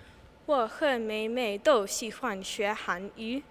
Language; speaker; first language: Chinese; non-native, learner; English